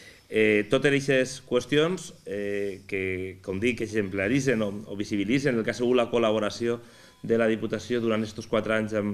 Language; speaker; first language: Catalan; native; Catalan